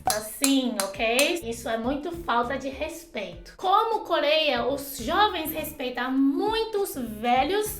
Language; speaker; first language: Portuguese; non-native, fluent; Chinese